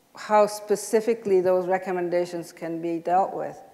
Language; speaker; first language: English; native; English